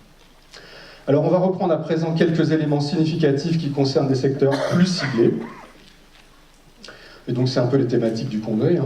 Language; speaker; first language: French; native; French